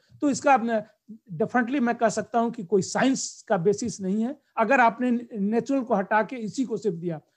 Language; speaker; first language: Hindi; native; Hindi